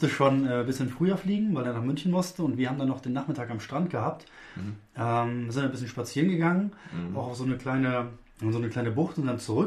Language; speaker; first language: German; native; German